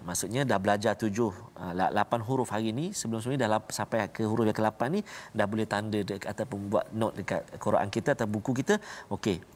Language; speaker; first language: Malay; native; Malay